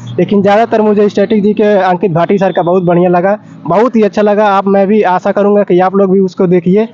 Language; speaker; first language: Hindi; native; Hindi